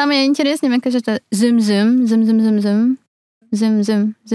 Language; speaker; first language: Russian; non-native, fluent; Hungarian